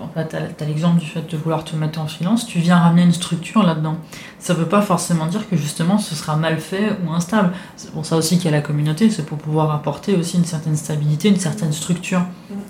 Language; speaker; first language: French; non-native, fluent; Italian